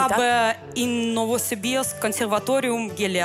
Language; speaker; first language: German; non-native, learner; Russian